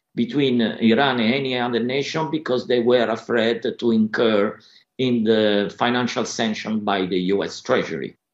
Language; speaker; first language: English; non-native, fluent; Italian